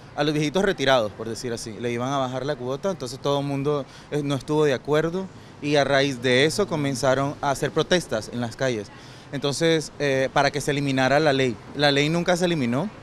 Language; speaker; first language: Spanish; native; Spanish